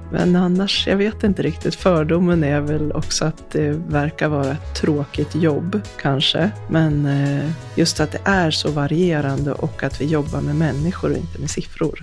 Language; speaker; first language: Swedish; native; Swedish